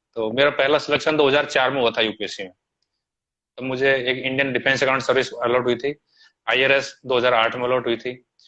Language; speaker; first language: Hindi; native; Hindi